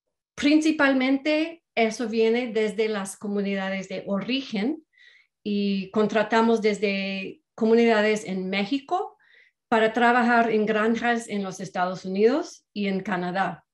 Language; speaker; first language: Spanish; non-native, fluent; English